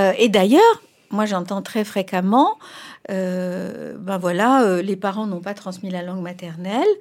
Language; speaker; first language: French; non-native, fluent; Spanish